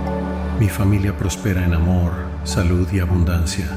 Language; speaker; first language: Spanish; native; Spanish